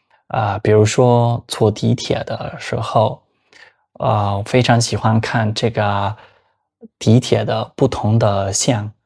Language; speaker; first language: Chinese; non-native, fluent; Spanish